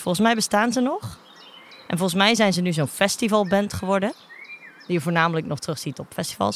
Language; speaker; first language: Dutch; native; Dutch